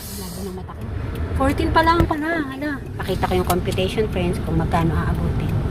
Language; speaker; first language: Filipino; native; Filipino